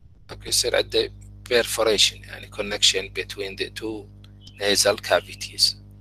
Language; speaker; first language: English; non-native, fluent; Arabic